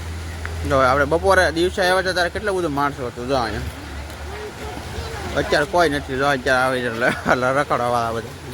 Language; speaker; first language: Gujarati; native; Gujarati